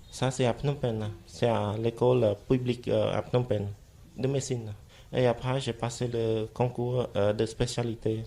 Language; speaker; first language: French; non-native, fluent; Khmer